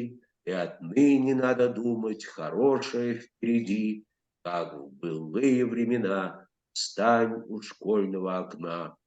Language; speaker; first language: Russian; native; Russian